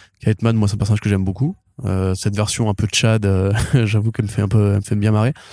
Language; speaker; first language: French; native; French